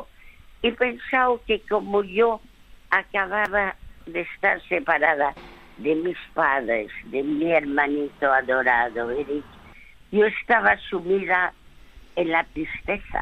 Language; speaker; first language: Spanish; early bilingual, other home language; French